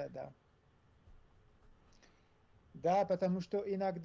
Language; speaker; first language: Russian; non-native, learner; French